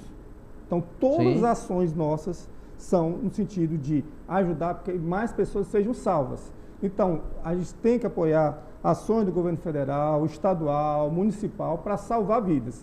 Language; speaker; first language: Portuguese; native; Portuguese